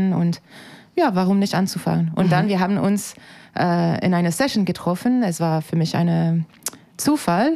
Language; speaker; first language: German; non-native, fluent; French